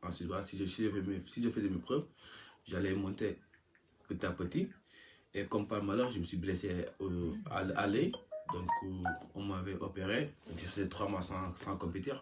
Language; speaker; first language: French; non-native, local second language; Wolof